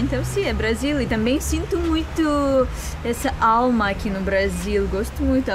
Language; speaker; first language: Portuguese; non-native, learner; Russian